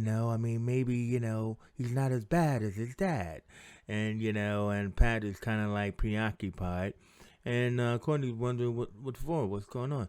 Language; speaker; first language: English; native; English